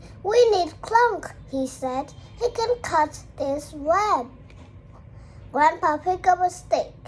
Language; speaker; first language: English; non-native, learner; Vietnamese